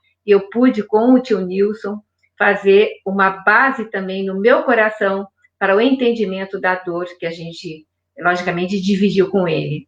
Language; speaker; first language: Portuguese; native; Portuguese